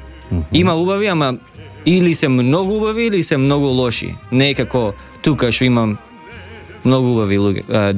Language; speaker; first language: Macedonian; early bilingual, heritage; Macedonian